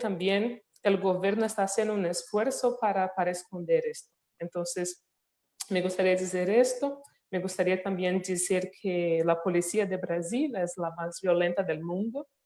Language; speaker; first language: Spanish; non-native, fluent; Portuguese